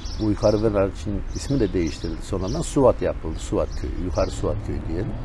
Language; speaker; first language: Turkish; non-native, local second language; Zaza